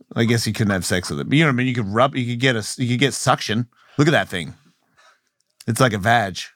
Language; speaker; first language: English; native; English